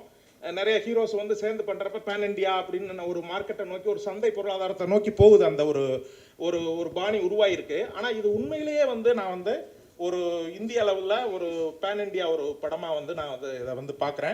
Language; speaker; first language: Tamil; native; Tamil